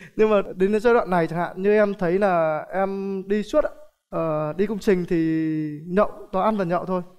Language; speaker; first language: Vietnamese; native; Vietnamese